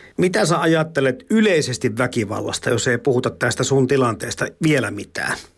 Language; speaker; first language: Finnish; native; Finnish